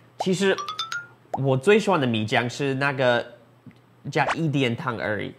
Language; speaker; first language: Chinese; non-native, fluent; English